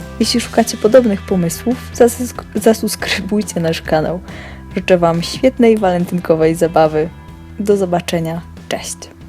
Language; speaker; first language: Polish; native; Polish